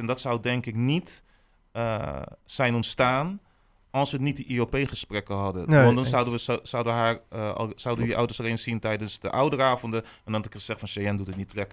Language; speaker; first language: Dutch; native; Dutch